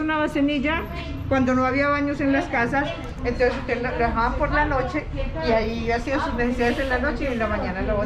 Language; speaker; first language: Spanish; native; Spanish